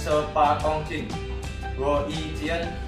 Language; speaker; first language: Chinese; non-native, learner; Indonesian